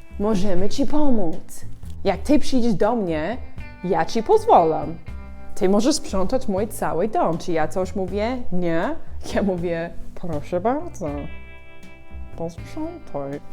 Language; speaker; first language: Polish; non-native, learner; English